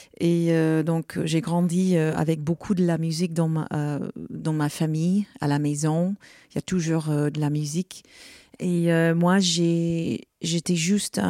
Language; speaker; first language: French; non-native, learner; English